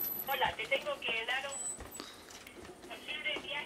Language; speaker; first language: Spanish; native; Spanish